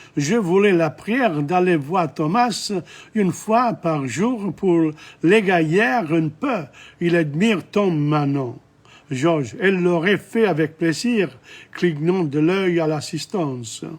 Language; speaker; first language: French; non-native, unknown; English